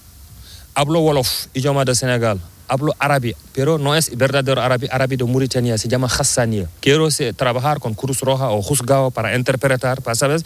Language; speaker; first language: Spanish; non-native, learner; Fula